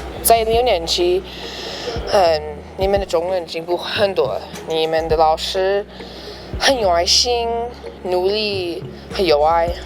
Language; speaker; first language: Chinese; non-native, learner; English